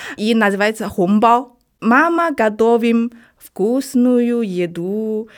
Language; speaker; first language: Russian; non-native, learner; Chinese